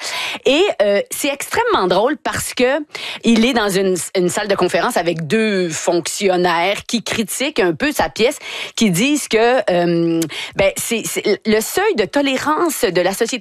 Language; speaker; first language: French; native; French